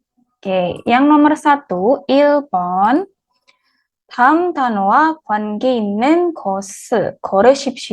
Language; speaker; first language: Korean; non-native, fluent; Indonesian